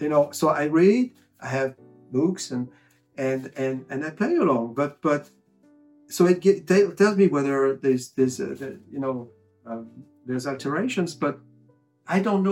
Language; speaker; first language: English; non-native, fluent; French